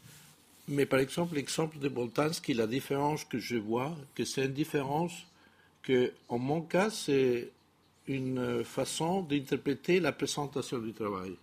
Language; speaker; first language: French; non-native, fluent; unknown